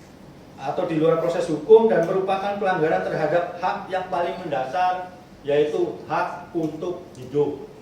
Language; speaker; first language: Indonesian; native; Indonesian